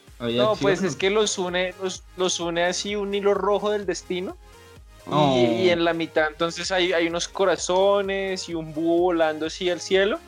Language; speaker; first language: Spanish; native; Spanish